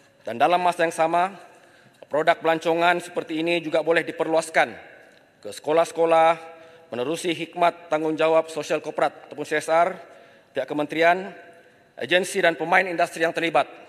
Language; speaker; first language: Malay; native; Malay